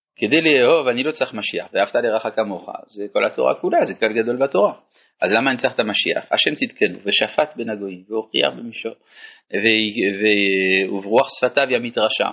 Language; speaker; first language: Hebrew; non-native, fluent; French